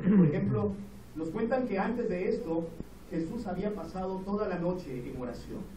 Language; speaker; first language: Spanish; native; Spanish